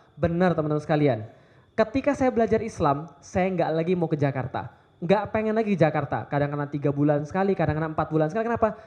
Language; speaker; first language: Indonesian; native; Indonesian